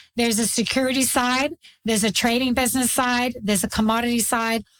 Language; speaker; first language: English; native; English